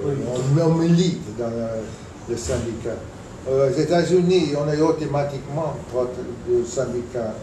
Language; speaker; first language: French; non-native, fluent; English